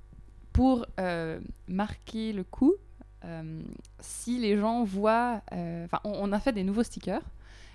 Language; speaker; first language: French; native; French